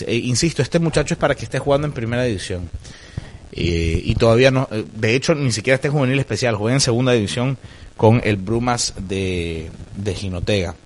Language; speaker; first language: Spanish; native; Spanish